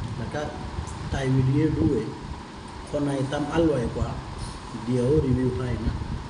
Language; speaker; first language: Thai; non-native, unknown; Urdu